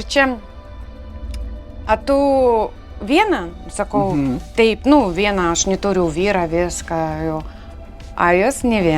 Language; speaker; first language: Lithuanian; non-native, learner; Ukrainian